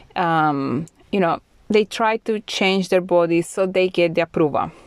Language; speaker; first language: English; non-native, fluent; Spanish